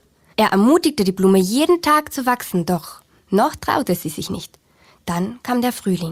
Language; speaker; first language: German; native; German